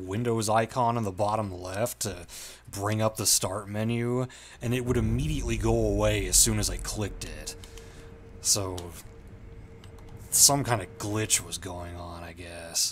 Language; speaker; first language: English; native; English